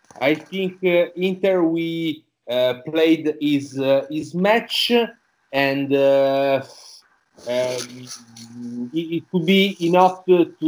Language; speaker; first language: English; non-native, learner; Italian